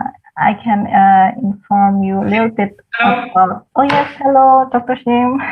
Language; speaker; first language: English; non-native, fluent; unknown